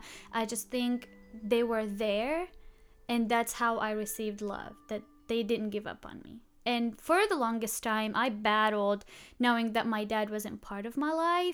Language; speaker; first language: English; non-native, fluent; Arabic